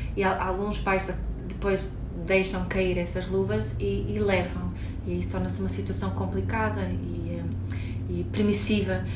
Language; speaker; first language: Portuguese; non-native, fluent; Swedish